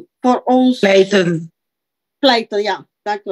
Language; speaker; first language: Dutch; non-native, local second language; Papiamento